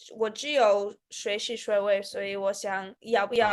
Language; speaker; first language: Chinese; non-native, fluent; Russian